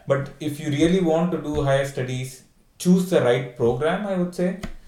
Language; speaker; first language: English; non-native, local second language; Tamil